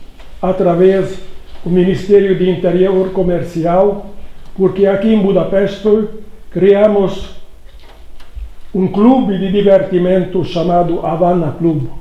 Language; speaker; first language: Portuguese; non-native, learner; Hungarian